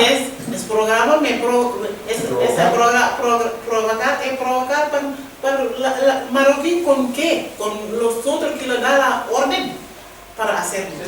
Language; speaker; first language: Spanish; non-native, learner; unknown